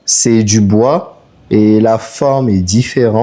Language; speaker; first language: French; native; French